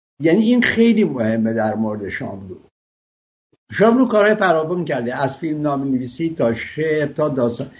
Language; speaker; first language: Persian; native; Persian